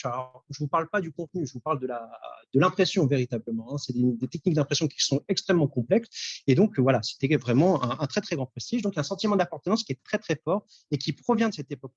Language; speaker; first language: French; native; French